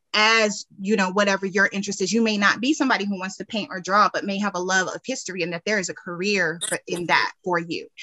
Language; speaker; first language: English; native; English